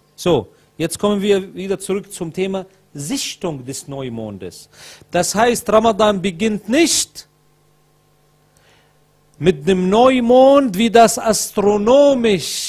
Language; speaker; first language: German; non-native, fluent; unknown